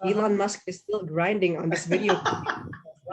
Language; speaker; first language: English; non-native, fluent; Indonesian